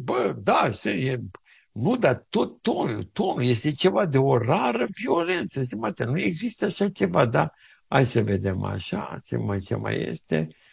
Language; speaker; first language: Romanian; native; Romanian